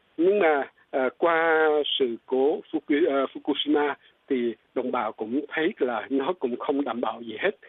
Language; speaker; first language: Vietnamese; non-native, local second language; Eastern Cham